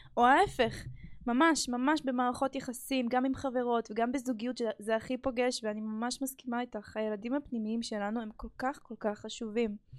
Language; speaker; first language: Hebrew; early bilingual, other home language; Russian